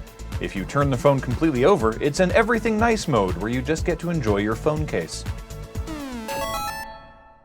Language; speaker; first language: English; native; English